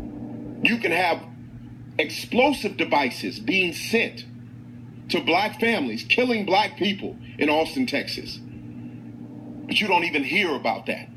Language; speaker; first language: English; native; English